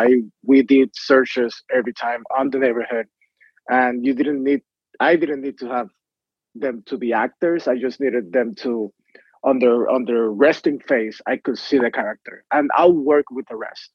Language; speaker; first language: English; non-native, fluent; Spanish